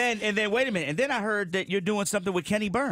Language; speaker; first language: English; native; English